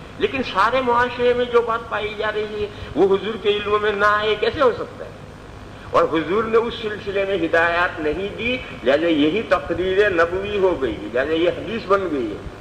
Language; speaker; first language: Urdu; non-native, local second language; Gujarati